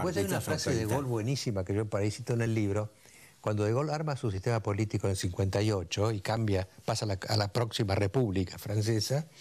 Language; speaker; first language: Spanish; native; Spanish